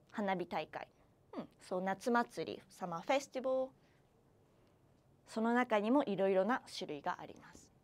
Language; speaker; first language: Japanese; native; Japanese